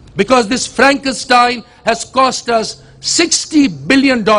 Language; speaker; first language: English; non-native, local second language; Urdu